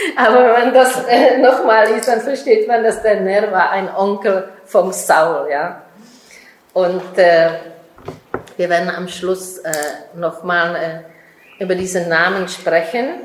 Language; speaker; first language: German; non-native, fluent; Czech